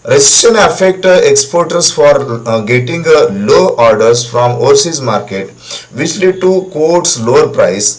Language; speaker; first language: English; non-native, local second language; Marathi